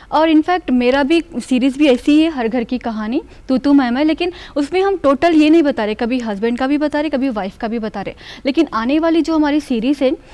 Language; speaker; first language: Hindi; native; Hindi